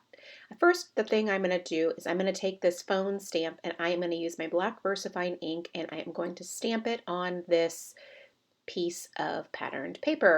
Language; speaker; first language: English; native; English